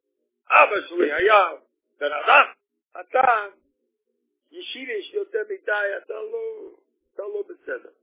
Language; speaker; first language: Hebrew; non-native, fluent; Yiddish